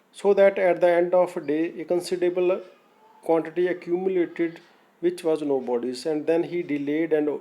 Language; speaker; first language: English; non-native, local second language; Punjabi